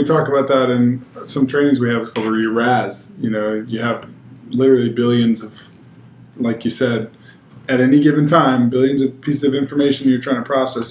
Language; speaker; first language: English; native; English